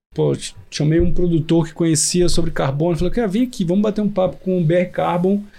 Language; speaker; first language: Portuguese; native; Portuguese